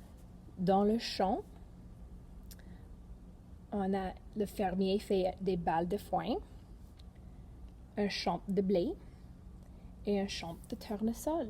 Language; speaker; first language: French; non-native, fluent; English